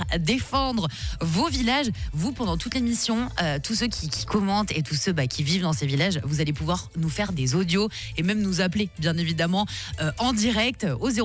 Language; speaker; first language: French; native; French